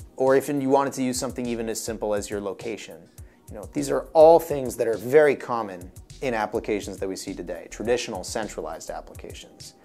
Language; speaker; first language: English; native; English